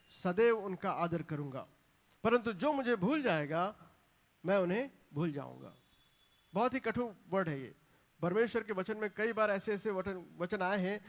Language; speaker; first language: Hindi; non-native, local second language; Telugu